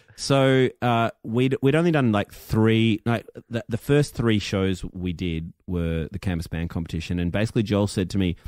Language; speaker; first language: English; native; English